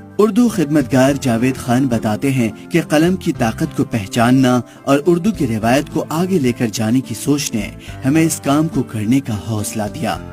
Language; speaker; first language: Urdu; native; Urdu